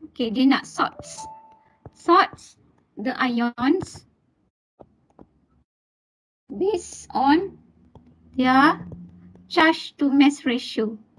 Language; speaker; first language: English; non-native, local second language; Malay